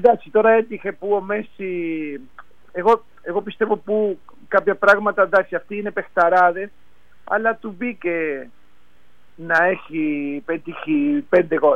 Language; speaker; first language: Greek; non-native, fluent; Spanish